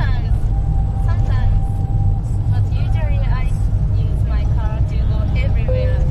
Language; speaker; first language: English; non-native, learner; Japanese